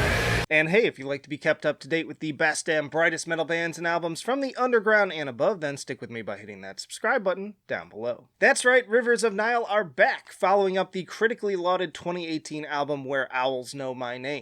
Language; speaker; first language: English; native; English